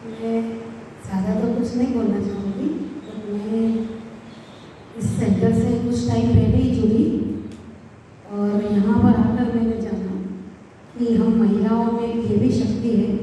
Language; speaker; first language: Hindi; non-native, local second language; Gujarati